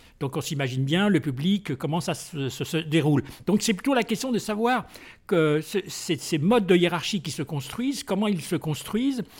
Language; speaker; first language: French; native; French